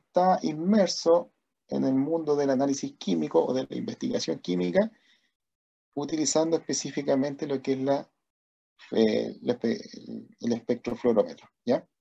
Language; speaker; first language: Spanish; native; Spanish